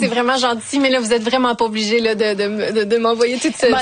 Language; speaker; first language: French; native; French